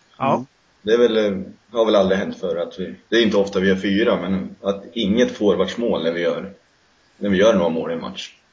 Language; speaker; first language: Swedish; native; Swedish